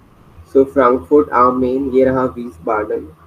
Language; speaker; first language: German; non-native, fluent; Hindi